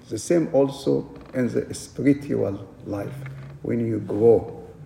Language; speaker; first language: English; non-native, fluent; Arabic